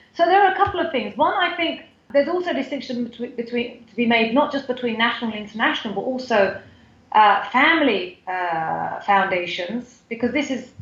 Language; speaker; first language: English; native; English